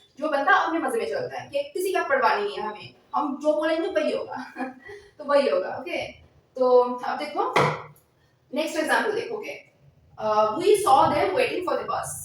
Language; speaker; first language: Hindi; non-native, local second language; Bangla